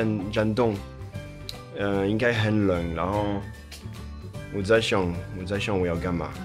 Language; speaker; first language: Chinese; non-native, fluent; French